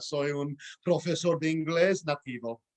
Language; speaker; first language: Spanish; non-native, fluent; English